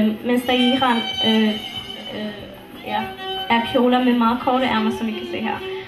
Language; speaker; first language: Danish; early bilingual, other home language; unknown